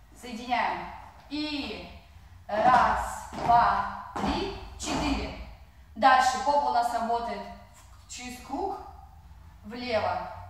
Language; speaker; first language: Russian; non-native, fluent; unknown